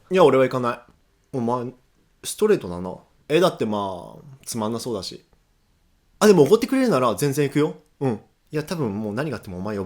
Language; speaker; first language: Japanese; native; Japanese